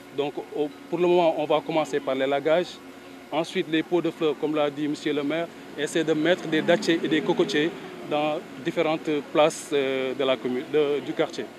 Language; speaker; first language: French; non-native, local second language; Wolof